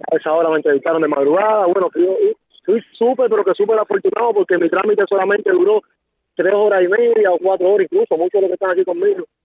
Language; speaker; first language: Spanish; native; Spanish